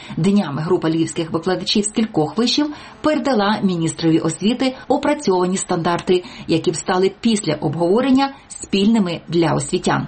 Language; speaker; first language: Ukrainian; native; Ukrainian